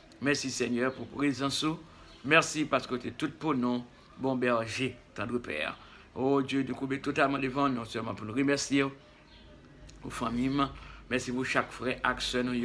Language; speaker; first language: French; non-native, local second language; Haitian Creole